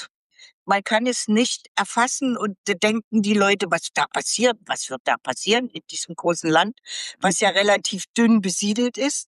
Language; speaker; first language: German; native; German